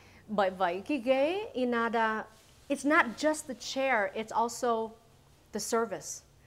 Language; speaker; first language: English; early bilingual, other home language; Vietnamese